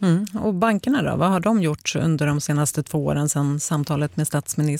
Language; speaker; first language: Swedish; native; Swedish